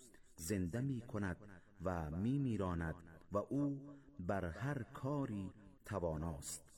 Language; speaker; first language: Persian; native; Persian